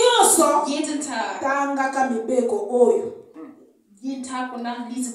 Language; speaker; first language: German; non-native, fluent; Lingala